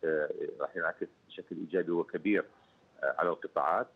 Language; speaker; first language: Arabic; native; Arabic